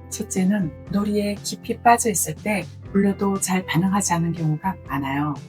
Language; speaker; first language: Korean; native; Korean